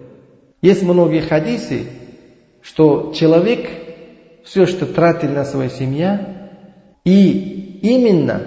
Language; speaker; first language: Russian; non-native, learner; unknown